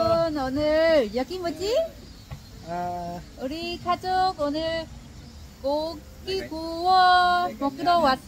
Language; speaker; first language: Korean; non-native, learner; Vietnamese